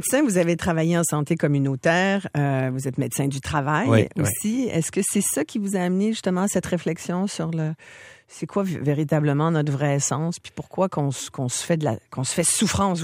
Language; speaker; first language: French; native; French